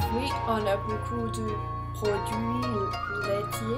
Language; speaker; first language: French; non-native, learner; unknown